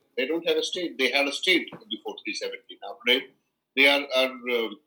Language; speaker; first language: English; non-native, local second language; Kashmiri